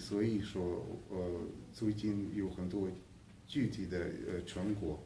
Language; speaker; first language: Chinese; non-native, fluent; Hungarian